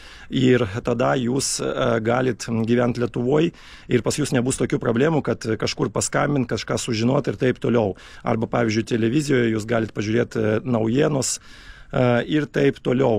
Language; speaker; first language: Lithuanian; non-native, fluent; Russian